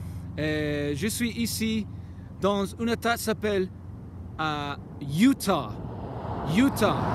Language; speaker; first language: French; non-native, learner; English